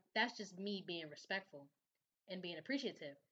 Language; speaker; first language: English; native; English